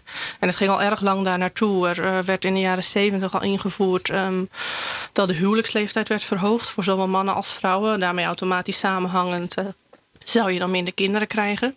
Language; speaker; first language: Dutch; native; Dutch